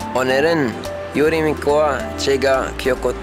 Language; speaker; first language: Korean; non-native, learner; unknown